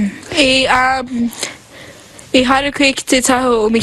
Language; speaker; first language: Māori; non-native, learner; English